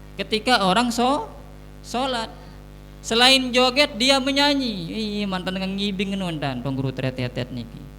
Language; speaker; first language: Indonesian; non-native, local second language; Sasak